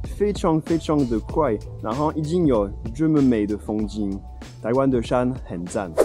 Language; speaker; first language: Chinese; non-native, fluent; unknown